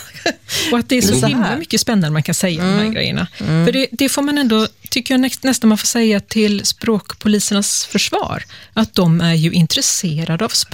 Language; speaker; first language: Swedish; native; Swedish